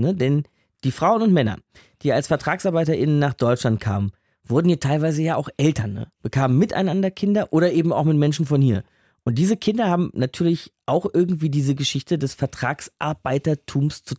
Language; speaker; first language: German; native; German